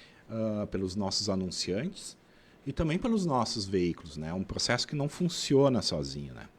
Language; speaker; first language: Portuguese; native; Portuguese